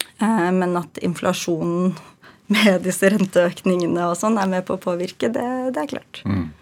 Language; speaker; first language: Norwegian; early bilingual, other home language; Ukrainian